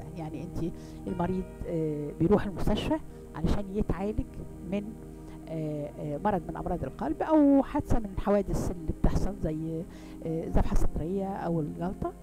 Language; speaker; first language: Arabic; native; Arabic